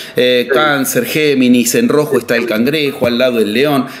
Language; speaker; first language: Spanish; native; Spanish